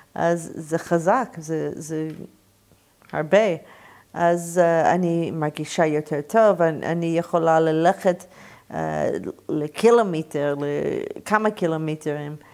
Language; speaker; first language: Hebrew; non-native, learner; English